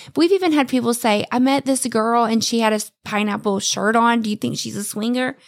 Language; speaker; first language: English; native; English